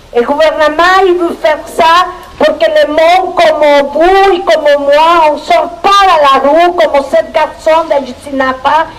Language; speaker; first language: French; non-native, fluent; Spanish